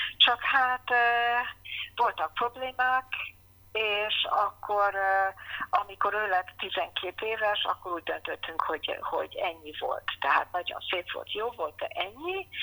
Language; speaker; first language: Hungarian; early bilingual, heritage; Hungarian